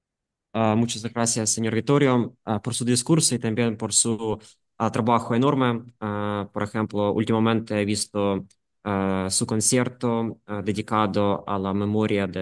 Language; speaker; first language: Spanish; non-native, fluent; Ukrainian